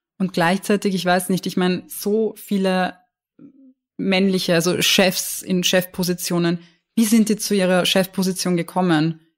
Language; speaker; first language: German; native; German